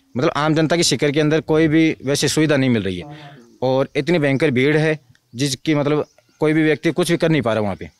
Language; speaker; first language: Hindi; native; Hindi